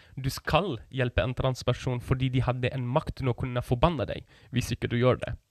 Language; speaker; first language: Norwegian; non-native, fluent; Kurdish